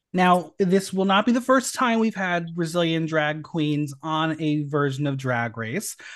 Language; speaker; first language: English; native; English